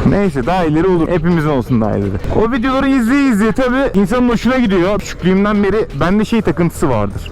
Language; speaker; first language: Turkish; native; Turkish